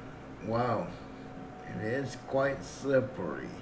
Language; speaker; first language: English; native; English